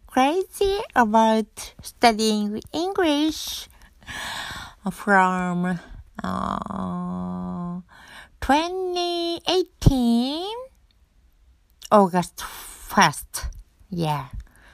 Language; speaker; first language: English; non-native, learner; Japanese